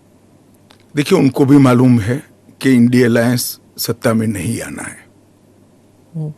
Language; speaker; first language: Hindi; non-native, local second language; Gujarati